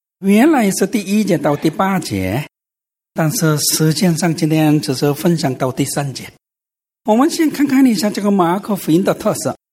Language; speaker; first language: Chinese; non-native, fluent; Korean